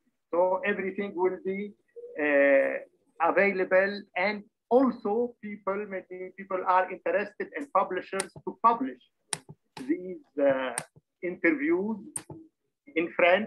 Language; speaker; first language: English; non-native, learner; Arabic